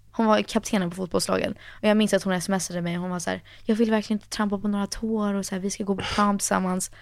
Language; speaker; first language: Swedish; early bilingual, heritage; Swedish